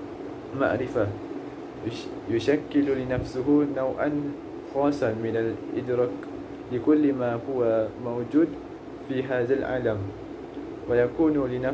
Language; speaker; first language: Arabic; non-native, learner; Malay